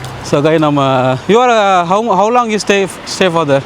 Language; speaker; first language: English; non-native, local second language; Tamil